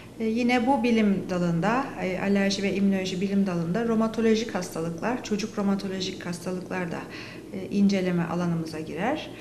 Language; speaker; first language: Turkish; native; Turkish